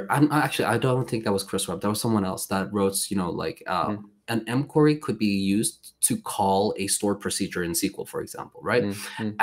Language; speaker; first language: English; non-native, fluent; Swedish